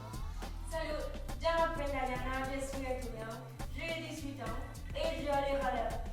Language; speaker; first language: French; non-native, learner; Spanish